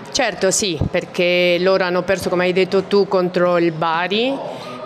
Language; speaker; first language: Italian; non-native, fluent; Spanish